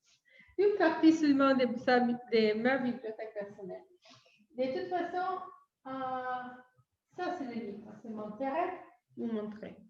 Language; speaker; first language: French; non-native, fluent; Italian